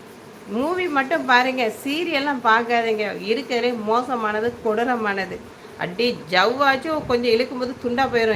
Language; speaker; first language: Tamil; early bilingual, heritage; Tamil